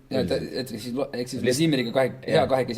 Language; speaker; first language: Estonian; native; Estonian